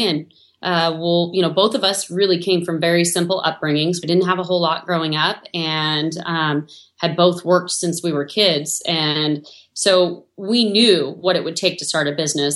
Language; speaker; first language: English; native; English